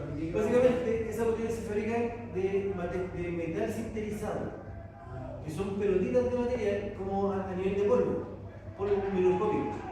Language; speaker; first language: Spanish; native; Spanish